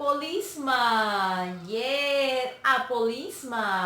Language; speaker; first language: English; non-native, learner; Spanish